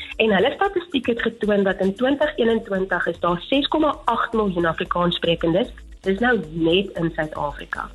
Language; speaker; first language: Afrikaans; native; Afrikaans